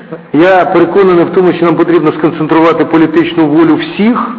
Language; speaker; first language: Ukrainian; native; Ukrainian